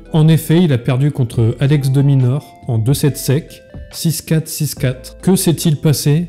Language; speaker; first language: French; native; French